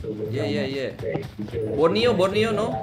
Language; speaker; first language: English; non-native, learner; Indonesian